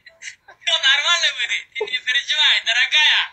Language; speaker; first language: Russian; non-native, learner; Uzbek